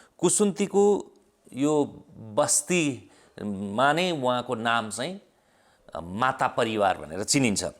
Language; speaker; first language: Nepali; native; Nepali